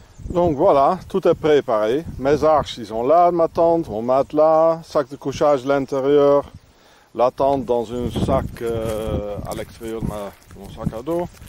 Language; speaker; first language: French; non-native, fluent; Dutch